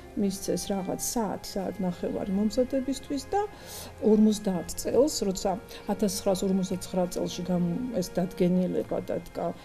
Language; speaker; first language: Georgian; native; Georgian